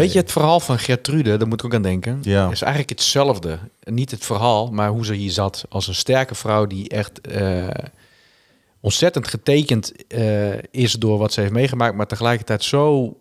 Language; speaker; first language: Dutch; native; Dutch